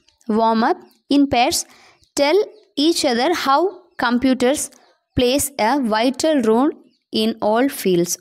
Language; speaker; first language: English; non-native, local second language; Tamil